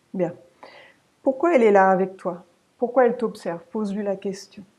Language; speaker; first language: French; native; French